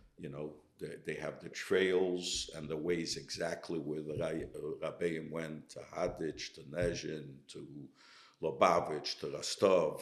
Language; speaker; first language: English; early bilingual, other home language; Yiddish